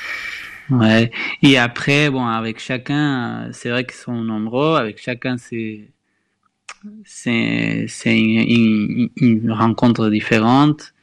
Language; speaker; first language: French; non-native, fluent; Spanish